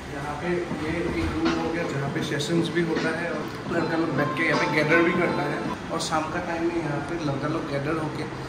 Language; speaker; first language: Hindi; non-native, local second language; Assamese